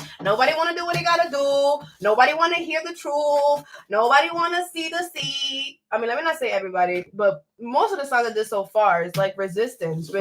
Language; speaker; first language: English; native; English